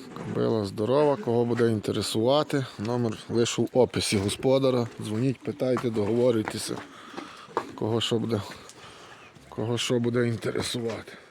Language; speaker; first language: Ukrainian; native; Ukrainian